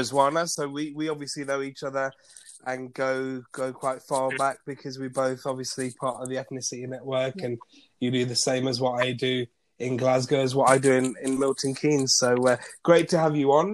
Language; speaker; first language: English; non-native, local second language; Gujarati